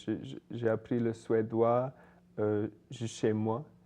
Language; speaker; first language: French; non-native, fluent; English